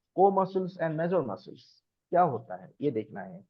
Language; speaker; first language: Hindi; non-native, local second language; Assamese